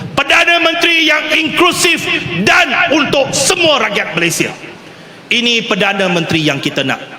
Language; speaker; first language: Malay; non-native, local second language; Chinese